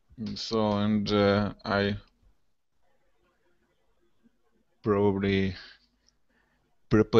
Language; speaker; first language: English; non-native, learner; Russian